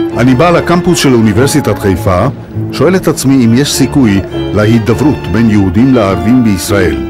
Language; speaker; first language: Hebrew; native; Hebrew